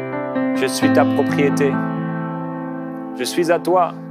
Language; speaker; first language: French; non-native, local second language; Haitian Creole